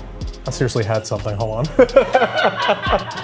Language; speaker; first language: English; native; English